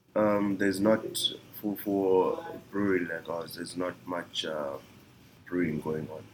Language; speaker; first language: English; non-native, local second language; Shona